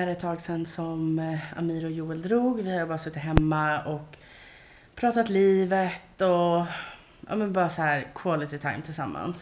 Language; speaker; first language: Swedish; native; Swedish